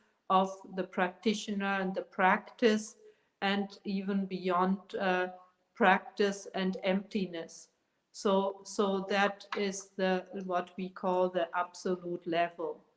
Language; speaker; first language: English; non-native, fluent; German